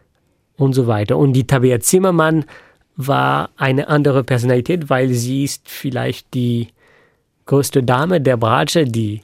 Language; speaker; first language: German; non-native, fluent; French